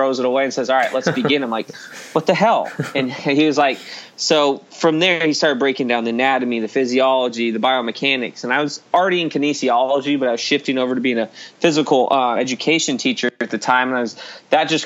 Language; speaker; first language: English; native; English